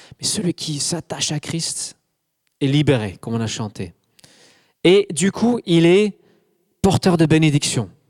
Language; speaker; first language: French; non-native, fluent; English